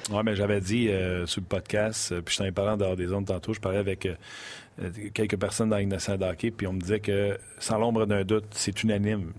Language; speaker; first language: French; native; French